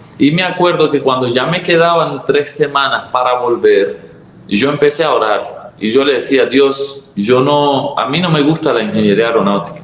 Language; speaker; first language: Spanish; early bilingual, other home language; Arabic